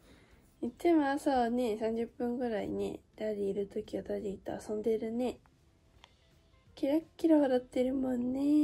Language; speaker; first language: Japanese; native; Japanese